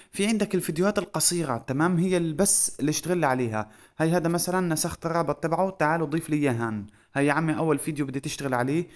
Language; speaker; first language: Arabic; native; Arabic